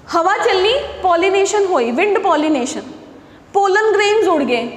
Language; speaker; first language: Hindi; non-native, local second language; Punjabi